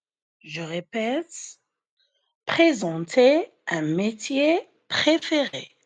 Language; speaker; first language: French; non-native, fluent; Arabic